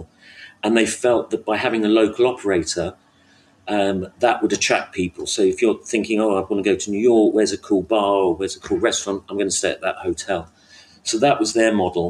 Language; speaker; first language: English; native; English